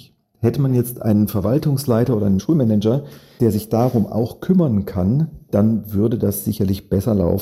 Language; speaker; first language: German; native; German